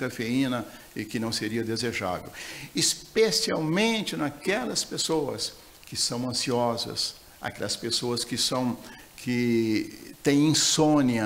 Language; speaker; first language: Portuguese; native; Portuguese